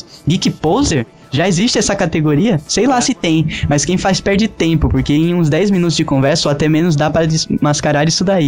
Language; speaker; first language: Portuguese; native; Portuguese